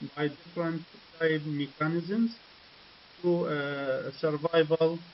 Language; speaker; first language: English; non-native, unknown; Arabic